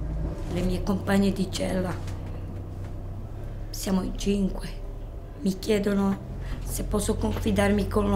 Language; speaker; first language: Italian; non-native, fluent; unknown